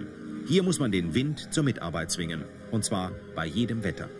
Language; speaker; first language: German; native; German